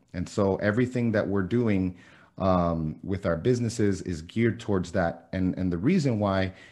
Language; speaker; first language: English; early bilingual, other home language; Spanish